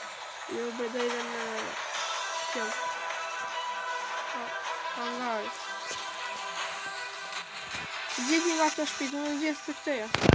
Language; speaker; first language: Swedish; early bilingual, other home language; Albanian